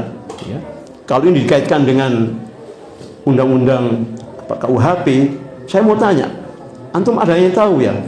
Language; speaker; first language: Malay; non-native, local second language; Javanese